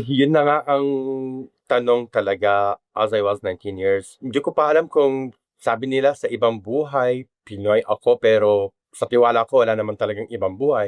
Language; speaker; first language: Filipino; non-native, fluent; Arabic